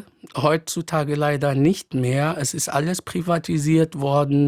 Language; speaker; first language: German; non-native, fluent; Arabic